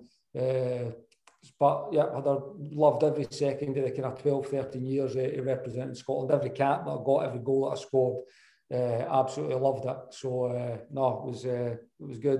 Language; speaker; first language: English; native; English